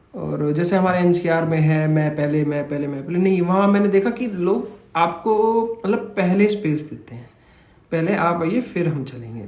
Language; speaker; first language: Hindi; native; Hindi